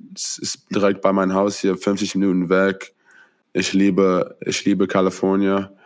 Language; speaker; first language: German; non-native, fluent; English